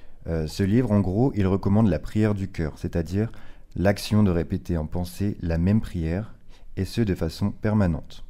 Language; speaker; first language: French; native; French